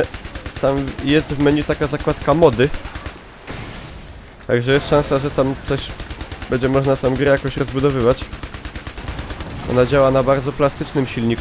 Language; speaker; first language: Polish; native; Polish